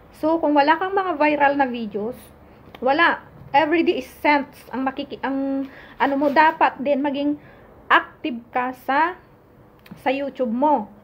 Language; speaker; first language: Filipino; native; Filipino